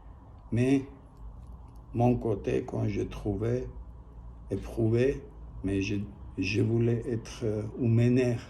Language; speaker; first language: French; non-native, learner; Armenian